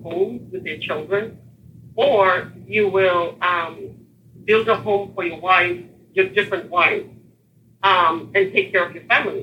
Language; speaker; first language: English; non-native, local second language; Shona